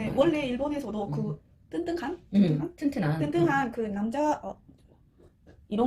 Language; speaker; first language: Korean; non-native, learner; Japanese